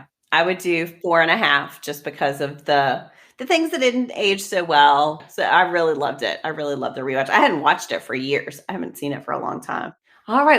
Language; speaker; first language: English; native; English